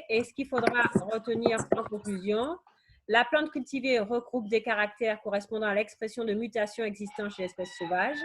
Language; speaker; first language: French; native; French